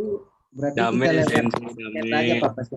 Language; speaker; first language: Indonesian; native; Indonesian